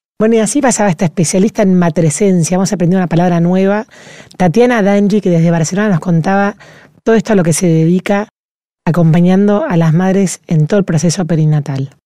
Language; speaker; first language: Spanish; native; Spanish